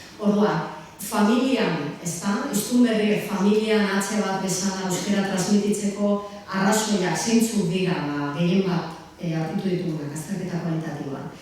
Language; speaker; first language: Basque; native; Basque